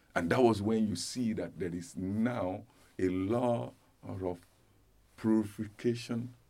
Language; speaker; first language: English; non-native, local second language; Yoruba